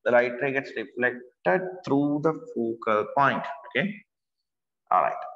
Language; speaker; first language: English; non-native, local second language; Sinhala